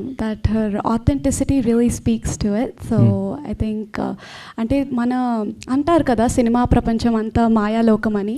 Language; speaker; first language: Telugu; early bilingual, heritage; Telugu